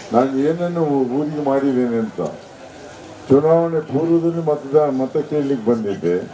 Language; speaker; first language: Kannada; native; Kannada